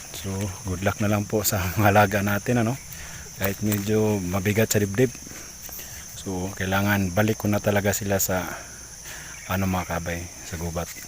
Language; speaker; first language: Filipino; non-native, local second language; Cebuano